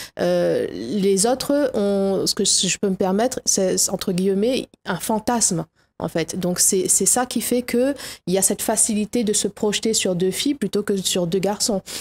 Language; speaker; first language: French; native; French